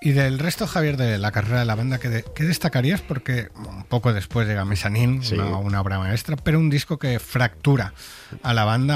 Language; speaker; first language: Spanish; native; Spanish